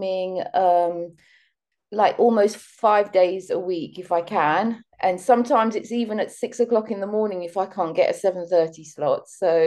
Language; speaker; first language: English; early bilingual, other home language; Seselwa Creole French